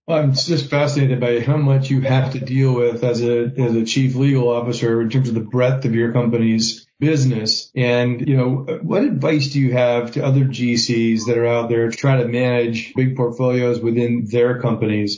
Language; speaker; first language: English; native; English